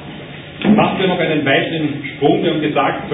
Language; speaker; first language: German; native; German